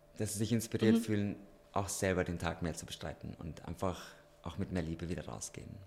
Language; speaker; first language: German; early bilingual, other home language; Romanian